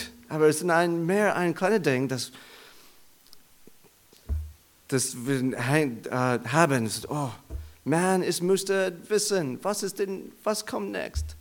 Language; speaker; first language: German; non-native, learner; English